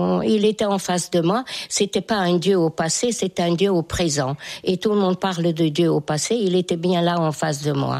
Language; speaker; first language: French; non-native, fluent; Hungarian